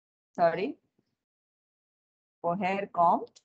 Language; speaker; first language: German; non-native, fluent; Hindi